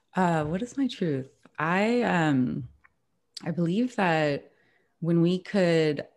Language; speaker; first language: English; native; English